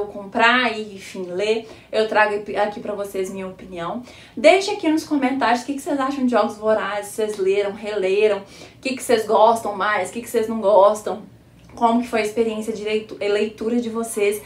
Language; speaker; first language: Portuguese; native; Portuguese